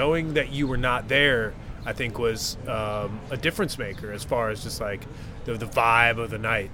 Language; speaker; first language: English; native; English